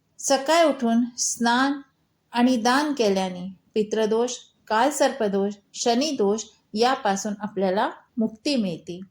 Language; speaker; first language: Marathi; non-native, local second language; Hindi